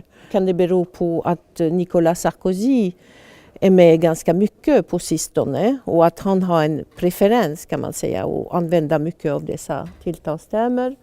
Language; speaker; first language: Swedish; non-native, fluent; French